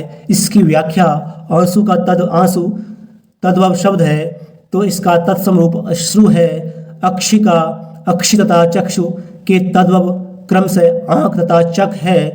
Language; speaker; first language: Hindi; native; Hindi